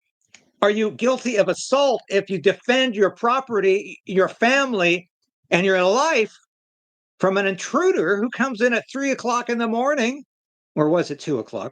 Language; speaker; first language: English; native; English